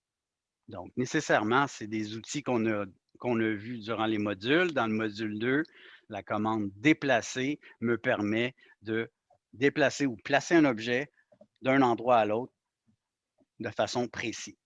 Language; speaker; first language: French; native; French